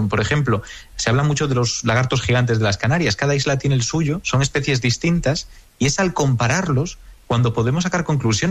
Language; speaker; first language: Spanish; native; Spanish